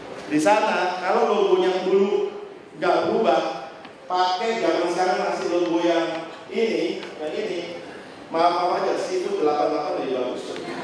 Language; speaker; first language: Indonesian; native; Indonesian